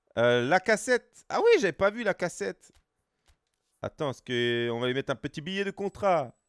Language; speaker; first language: French; native; French